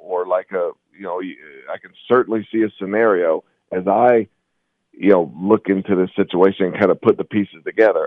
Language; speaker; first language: English; native; English